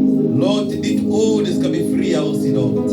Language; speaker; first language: Swedish; non-native, fluent; Lingala